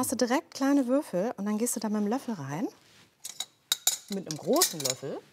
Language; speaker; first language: German; native; German